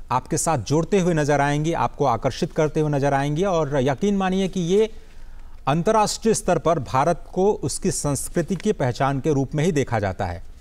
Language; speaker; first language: Hindi; native; Hindi